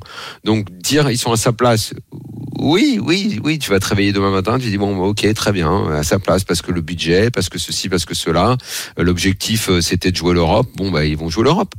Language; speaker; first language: French; native; French